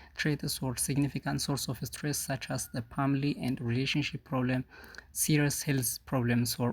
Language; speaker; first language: English; non-native, local second language; Amharic